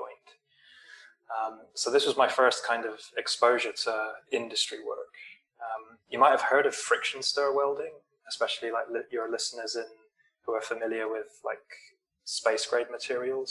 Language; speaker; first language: English; native; English